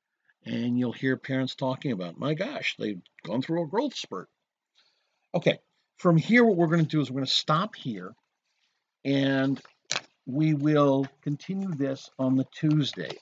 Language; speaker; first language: English; native; English